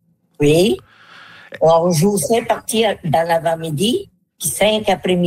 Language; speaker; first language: French; native; French